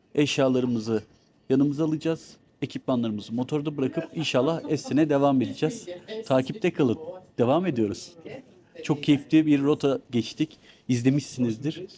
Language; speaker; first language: Turkish; early bilingual, heritage; Turkish